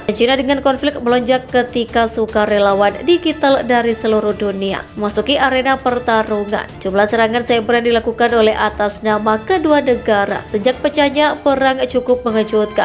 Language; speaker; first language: Indonesian; native; Indonesian